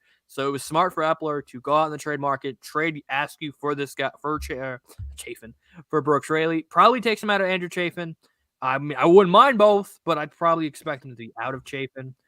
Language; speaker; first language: English; native; English